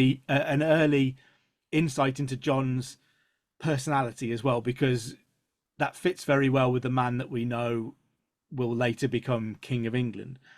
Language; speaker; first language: English; native; English